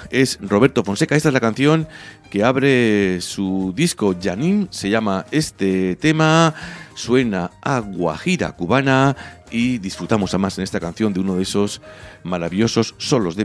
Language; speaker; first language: Spanish; native; Spanish